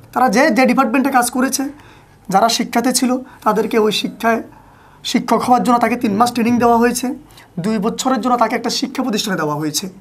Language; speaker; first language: Bangla; native; Bangla